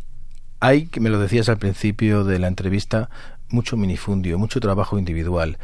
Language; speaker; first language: Spanish; native; Spanish